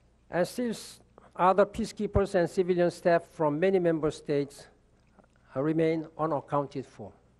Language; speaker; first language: English; non-native, fluent; Korean